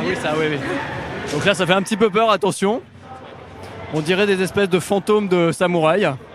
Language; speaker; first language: French; native; French